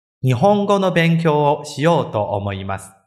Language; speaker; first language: Japanese; non-native, fluent; Chinese